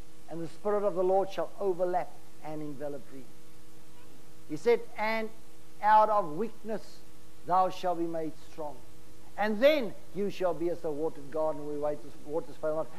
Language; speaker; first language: English; non-native, local second language; Afrikaans